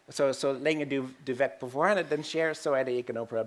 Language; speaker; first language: Norwegian; non-native, fluent; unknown